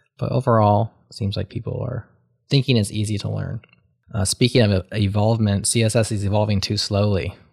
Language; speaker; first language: English; native; English